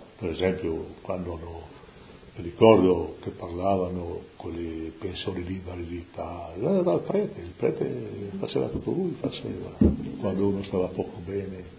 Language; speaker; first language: Italian; non-native, local second language; Friulian